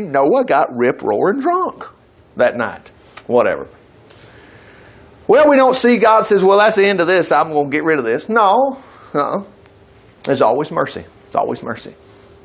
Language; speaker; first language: English; native; English